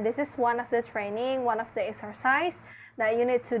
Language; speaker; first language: English; non-native, fluent; Indonesian